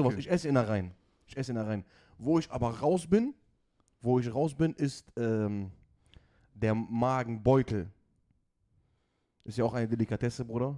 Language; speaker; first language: German; native; German